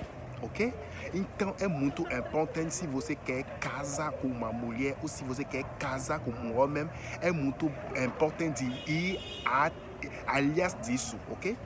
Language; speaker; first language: Portuguese; non-native, fluent; French